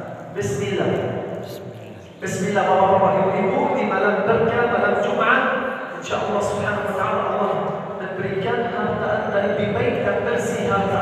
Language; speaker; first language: Indonesian; non-native, learner; Arabic